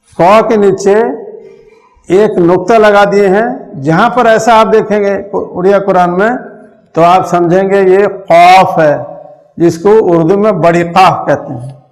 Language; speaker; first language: Hindi; native; Hindi